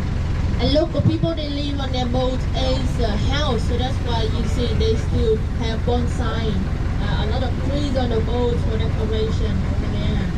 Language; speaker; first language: English; non-native, fluent; Vietnamese